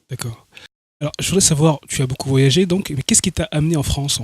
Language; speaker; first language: French; native; French